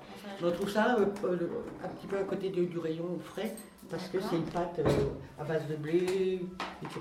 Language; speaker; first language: French; native; French